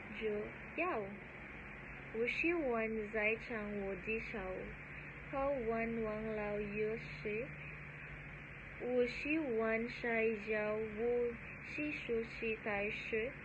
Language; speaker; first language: Chinese; non-native, learner; Filipino